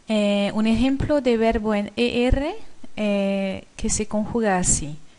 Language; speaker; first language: Spanish; non-native, fluent; French